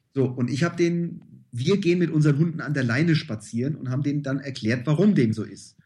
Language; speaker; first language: German; native; German